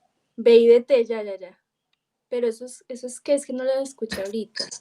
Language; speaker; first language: Spanish; native; Spanish